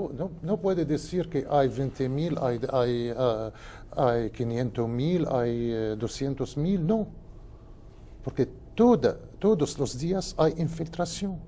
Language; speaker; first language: Portuguese; non-native, fluent; Spanish